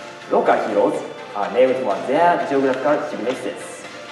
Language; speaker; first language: English; non-native, learner; Japanese